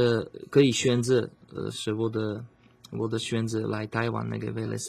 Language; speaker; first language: Chinese; non-native, learner; Slovak